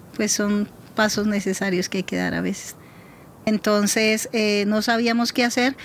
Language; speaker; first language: Spanish; native; Spanish